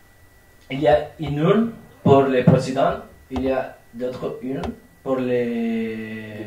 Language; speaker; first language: French; non-native, fluent; Spanish